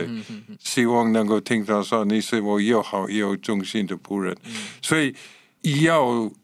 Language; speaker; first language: Chinese; non-native, fluent; English